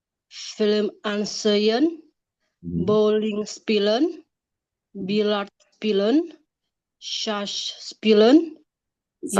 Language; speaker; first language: German; non-native, learner; Indonesian